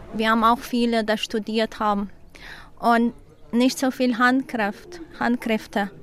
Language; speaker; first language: German; non-native, learner; Portuguese